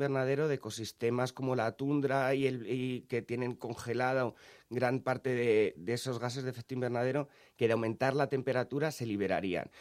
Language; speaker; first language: Spanish; native; Spanish